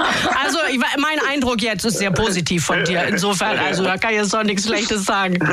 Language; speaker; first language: German; native; German